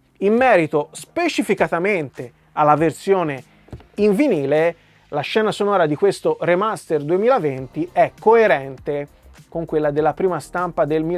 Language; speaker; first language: Italian; native; Italian